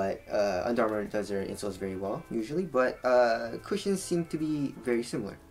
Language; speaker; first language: English; native; English